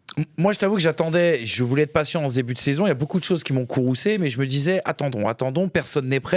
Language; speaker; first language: French; native; French